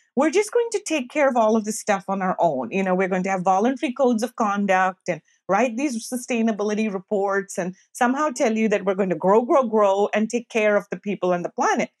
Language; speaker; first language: English; non-native, local second language; Urdu